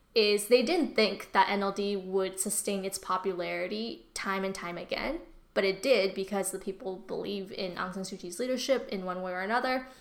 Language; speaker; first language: English; early bilingual, other home language; Burmese